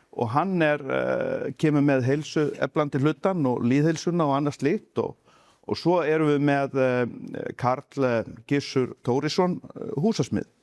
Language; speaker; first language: Icelandic; native; Icelandic